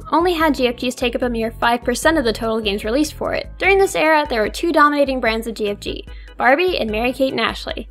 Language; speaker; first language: English; native; English